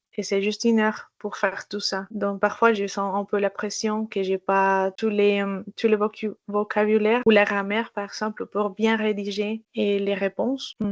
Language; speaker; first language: French; non-native, fluent; Spanish